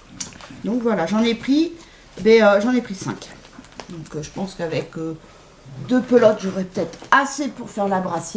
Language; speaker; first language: French; native; French